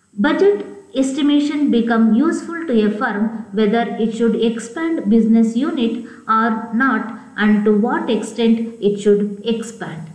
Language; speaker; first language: English; non-native, local second language; Kannada